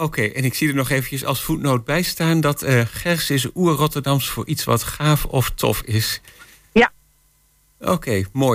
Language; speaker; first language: Dutch; native; Dutch